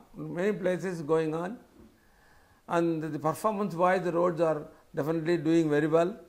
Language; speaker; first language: English; non-native, local second language; Tamil